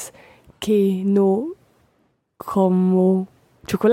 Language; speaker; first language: Spanish; non-native, learner; English